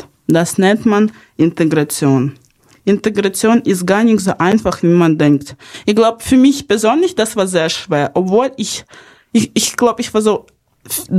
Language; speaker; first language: German; non-native, fluent; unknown